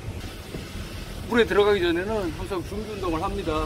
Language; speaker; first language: Korean; native; Korean